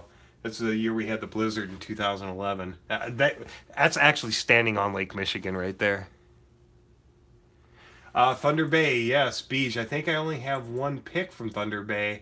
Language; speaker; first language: English; native; English